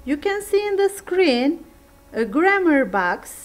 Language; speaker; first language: English; non-native, fluent; Turkish